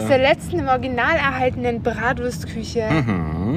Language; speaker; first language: German; native; German